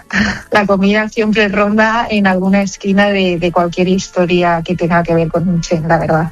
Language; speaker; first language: Spanish; native; Spanish